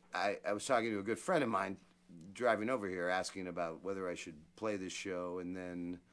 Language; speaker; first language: English; native; English